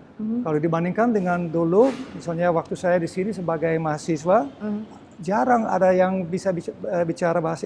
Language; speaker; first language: Indonesian; early bilingual, heritage; Dutch